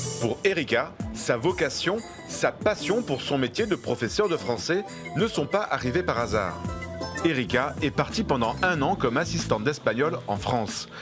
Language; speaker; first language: French; native; French